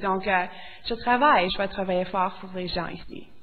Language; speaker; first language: French; non-native, local second language; English